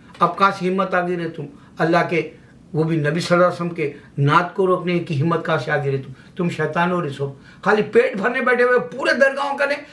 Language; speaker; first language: Urdu; native; Urdu